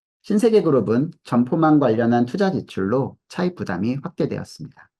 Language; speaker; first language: Korean; native; Korean